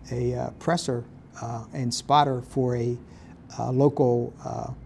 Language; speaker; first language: English; native; English